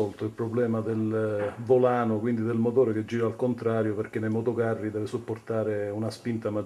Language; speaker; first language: Italian; native; Italian